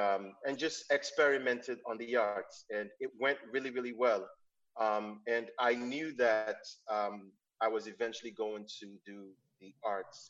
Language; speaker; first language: English; non-native, local second language; Igbo